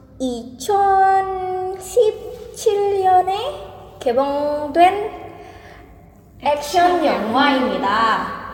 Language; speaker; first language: Korean; non-native, learner; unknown